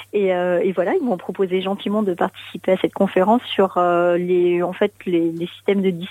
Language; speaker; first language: French; native; French